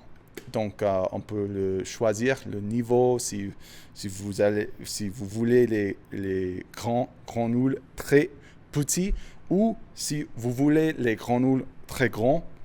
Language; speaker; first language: French; non-native, fluent; English